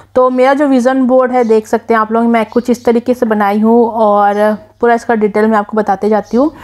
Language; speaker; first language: Hindi; non-native, local second language; Nepali